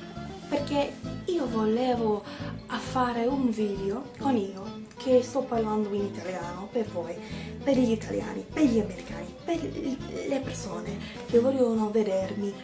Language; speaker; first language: Italian; non-native, learner; English